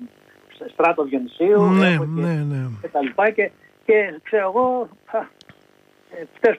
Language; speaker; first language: Greek; native; Greek